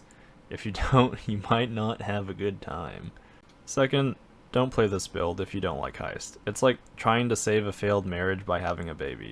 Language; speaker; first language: English; native; English